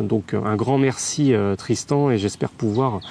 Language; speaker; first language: French; native; French